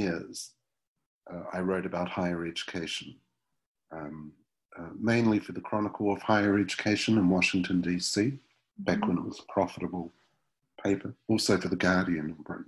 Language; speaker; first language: English; native; English